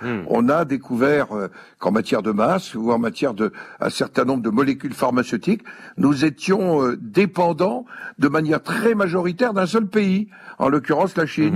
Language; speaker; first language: French; native; French